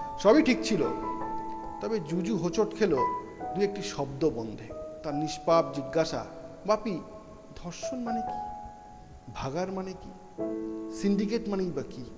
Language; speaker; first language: Bangla; native; Bangla